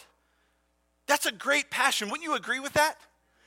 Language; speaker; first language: English; native; English